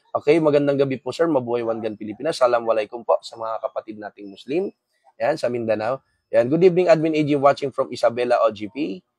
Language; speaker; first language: Filipino; non-native, local second language; Waray